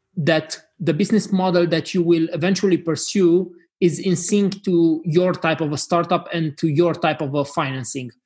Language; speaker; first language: English; non-native, fluent; Romanian